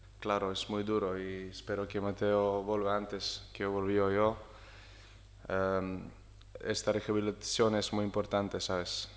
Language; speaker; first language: Spanish; non-native, learner; Slovenian